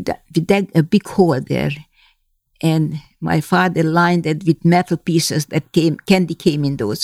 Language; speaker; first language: English; non-native, fluent; Hungarian